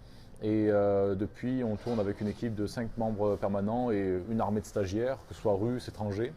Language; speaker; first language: French; native; French